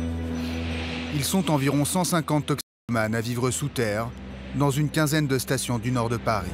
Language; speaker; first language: French; native; French